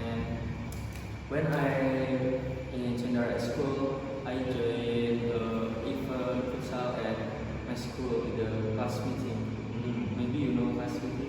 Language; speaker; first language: English; non-native, learner; Indonesian